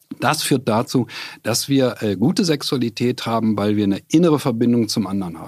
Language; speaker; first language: German; native; German